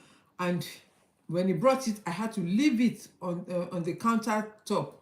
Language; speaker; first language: English; non-native, local second language; Yoruba